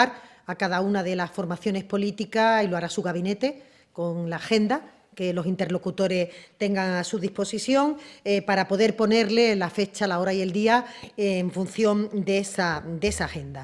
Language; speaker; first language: Spanish; native; Spanish